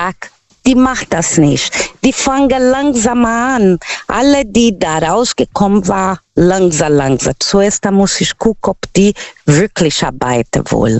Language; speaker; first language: German; non-native, learner; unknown